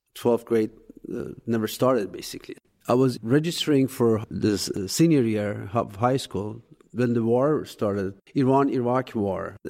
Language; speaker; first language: English; non-native, fluent; Persian